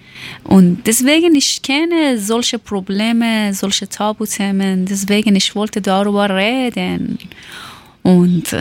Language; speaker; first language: German; non-native, learner; Persian